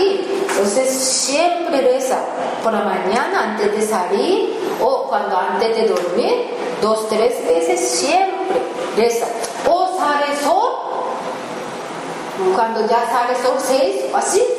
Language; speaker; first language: Spanish; non-native, learner; Japanese